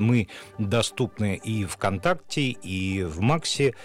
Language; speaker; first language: Russian; native; Russian